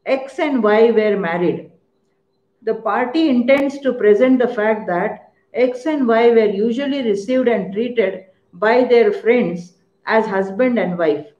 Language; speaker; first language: English; non-native, local second language; Kannada